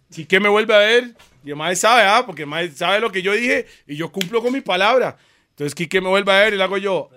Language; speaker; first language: Spanish; early bilingual, other home language; English